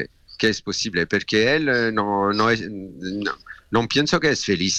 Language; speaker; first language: Spanish; non-native, learner; French